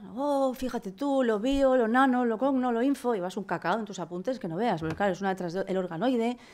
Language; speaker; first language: Spanish; non-native, local second language; Catalan